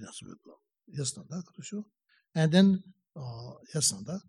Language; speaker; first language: Russian; non-native, learner; Tibetan